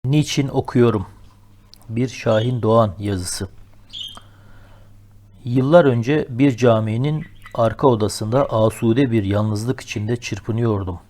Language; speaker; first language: Turkish; native; Turkish